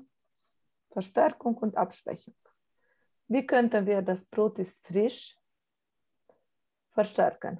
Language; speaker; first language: German; non-native, fluent; Romanian